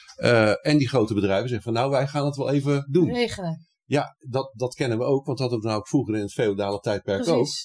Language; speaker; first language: Dutch; native; Dutch